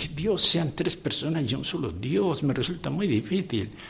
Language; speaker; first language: Spanish; native; Spanish